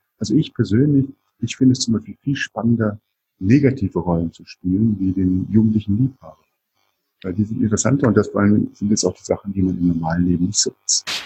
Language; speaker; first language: German; native; German